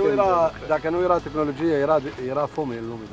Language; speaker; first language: Romanian; non-native, learner; Arabic